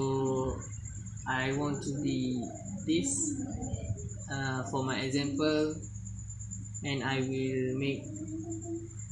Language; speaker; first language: English; non-native, learner; Malay